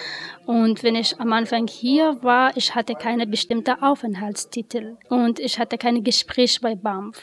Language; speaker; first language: German; non-native, learner; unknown